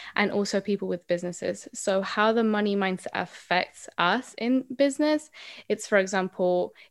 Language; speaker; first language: English; non-native, fluent; Spanish